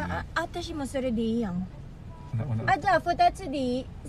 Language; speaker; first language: Japanese; non-native, learner; Filipino